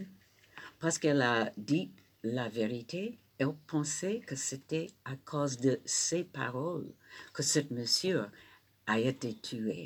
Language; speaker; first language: French; non-native, fluent; English